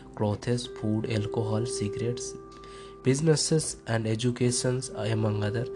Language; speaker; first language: English; non-native, local second language; Hindi